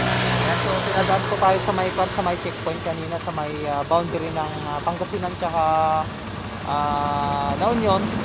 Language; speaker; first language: Filipino; non-native, local second language; Iloko